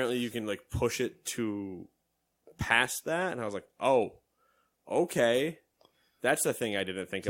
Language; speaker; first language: English; native; English